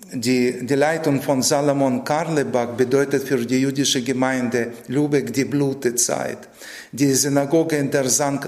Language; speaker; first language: German; non-native, fluent; Russian